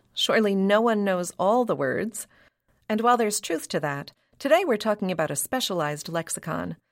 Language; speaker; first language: English; native; English